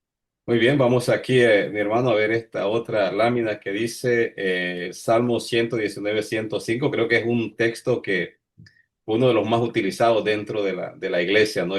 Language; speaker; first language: Spanish; native; Spanish